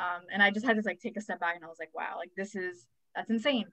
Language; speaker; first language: English; native; English